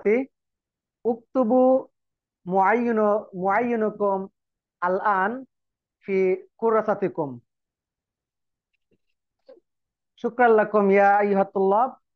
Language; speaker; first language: Arabic; non-native, learner; Bangla